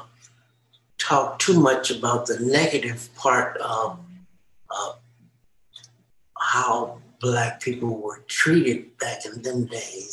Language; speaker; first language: English; native; English